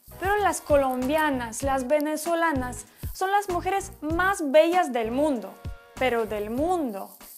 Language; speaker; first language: Spanish; non-native, fluent; Russian